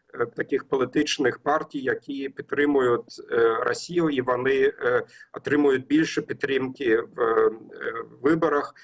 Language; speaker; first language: Ukrainian; non-native, learner; German